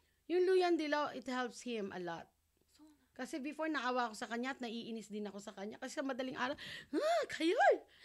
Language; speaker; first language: Filipino; native; Filipino